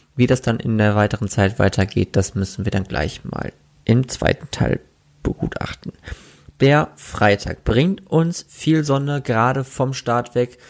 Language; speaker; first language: German; native; German